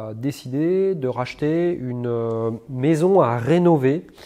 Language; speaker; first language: French; native; French